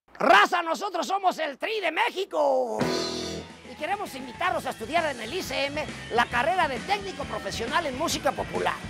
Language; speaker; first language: Spanish; native; Spanish